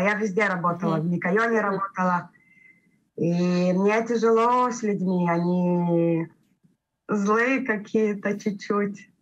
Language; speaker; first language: Russian; early bilingual, heritage; Russian